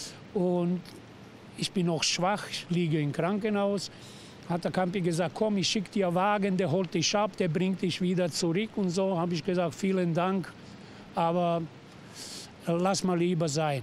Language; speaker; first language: German; non-native, fluent; Serbian